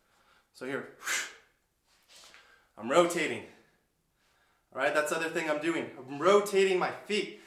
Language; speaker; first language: English; native; English